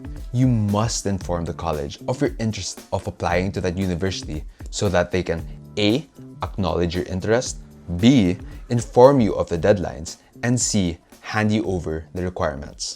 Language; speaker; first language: English; non-native, local second language; Filipino